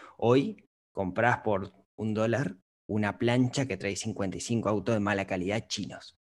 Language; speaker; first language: Spanish; native; Spanish